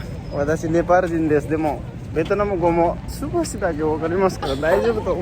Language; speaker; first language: Japanese; non-native, learner; Nepali